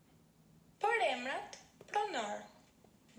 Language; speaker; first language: Albanian; non-native, learner; Finnish